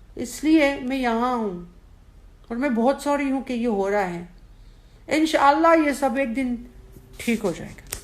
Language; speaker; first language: Hindi; early bilingual, heritage; Hindi